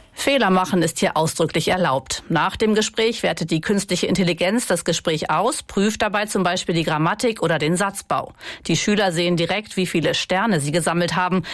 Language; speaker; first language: German; native; German